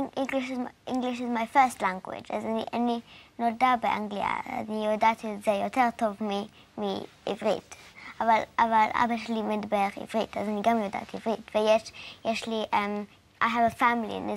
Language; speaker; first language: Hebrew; early bilingual, heritage; English